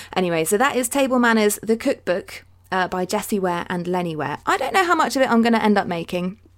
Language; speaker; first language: English; native; English